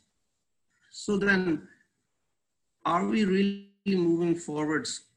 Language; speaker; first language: English; non-native, local second language; Urdu